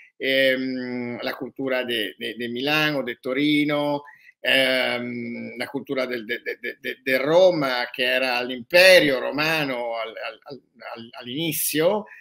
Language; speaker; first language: Spanish; non-native, learner; Italian